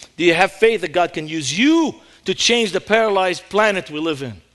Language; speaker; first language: English; non-native, fluent; Arabic